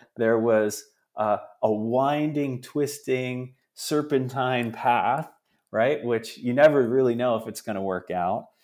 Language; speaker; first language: English; early bilingual, other home language; Italian